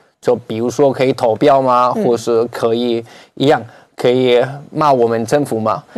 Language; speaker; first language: Chinese; non-native, fluent; Spanish